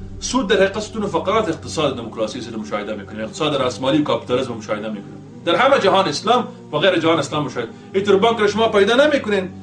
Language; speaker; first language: Persian; native; Persian